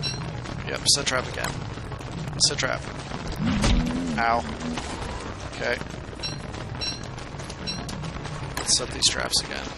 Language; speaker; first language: English; native; English